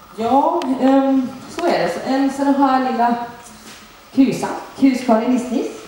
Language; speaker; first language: Swedish; early bilingual, other home language; Finnish